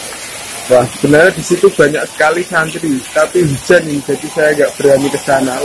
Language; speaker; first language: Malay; non-native, local second language; Javanese